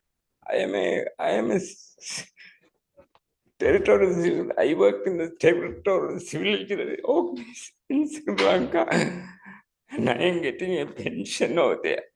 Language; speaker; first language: English; non-native, local second language; Tamil